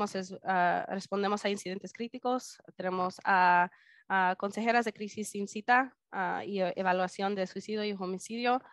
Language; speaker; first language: Spanish; early bilingual, heritage; Spanish